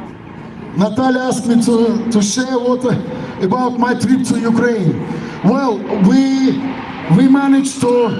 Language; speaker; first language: English; non-native, fluent; Ukrainian